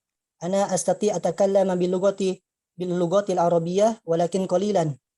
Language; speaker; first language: Arabic; non-native, learner; Indonesian